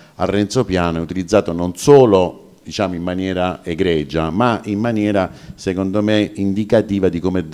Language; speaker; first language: Italian; native; Italian